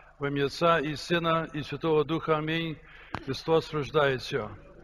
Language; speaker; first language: Ukrainian; early bilingual, heritage; Ukrainian